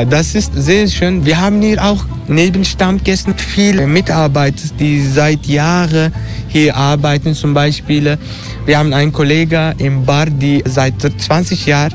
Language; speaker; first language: German; non-native, fluent; Turkish